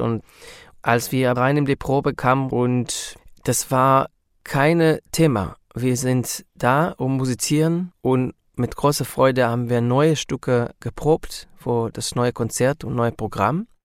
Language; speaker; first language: German; non-native, learner; Hebrew